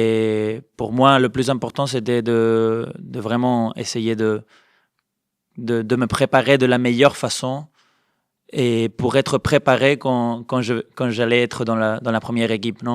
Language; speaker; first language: French; non-native, fluent; Spanish